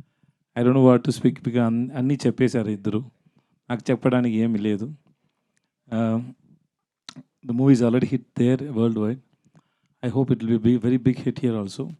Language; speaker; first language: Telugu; non-native, learner; Tamil